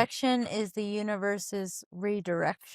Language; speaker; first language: English; native; English